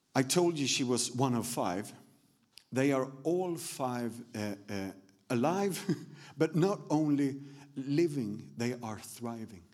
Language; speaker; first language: English; non-native, fluent; Swedish